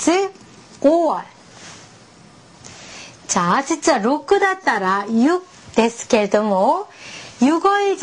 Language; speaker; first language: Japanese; non-native, fluent; Korean